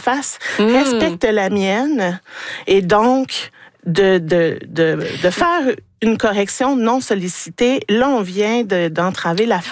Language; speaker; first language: French; native; French